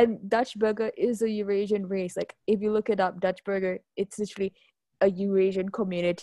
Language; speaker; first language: English; native; English